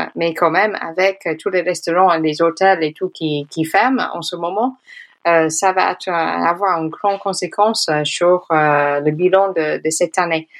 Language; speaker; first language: French; non-native, fluent; English